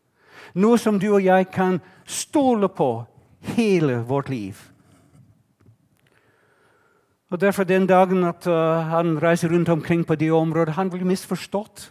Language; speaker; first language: Norwegian; non-native, fluent; English